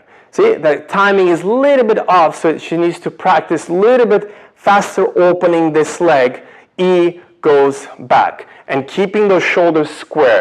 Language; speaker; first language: English; non-native, fluent; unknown